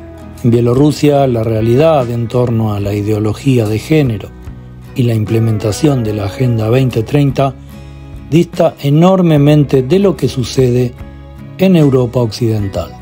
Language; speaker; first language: Spanish; native; Spanish